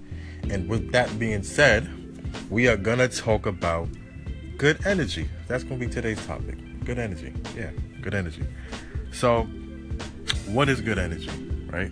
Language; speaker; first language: English; native; English